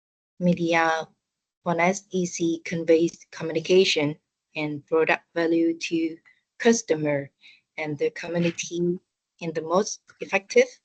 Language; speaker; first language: English; non-native, learner; Vietnamese